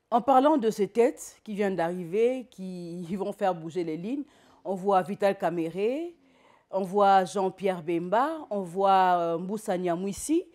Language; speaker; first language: French; non-native, local second language; Lingala